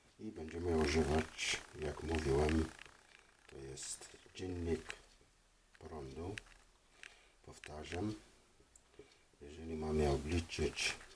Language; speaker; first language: Polish; non-native, fluent; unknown